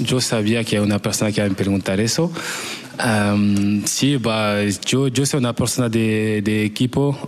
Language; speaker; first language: Spanish; non-native, learner; French